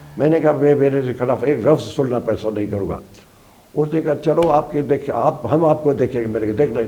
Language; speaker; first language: Urdu; non-native, local second language; Sindhi